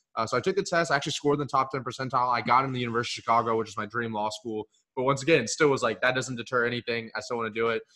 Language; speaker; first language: English; early bilingual, other home language; Hindi